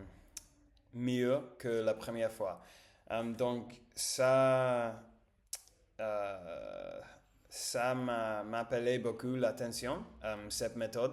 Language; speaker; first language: French; non-native, learner; Spanish